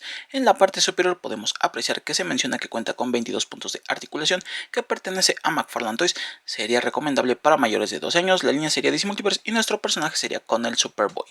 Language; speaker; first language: Spanish; native; Spanish